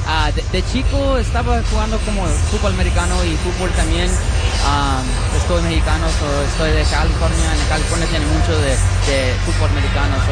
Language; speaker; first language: Spanish; early bilingual, heritage; Spanish